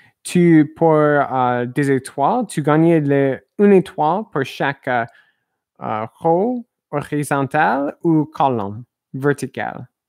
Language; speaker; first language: French; non-native, learner; English